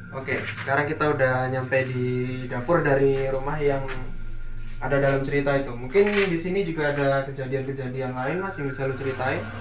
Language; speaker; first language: Indonesian; native; Indonesian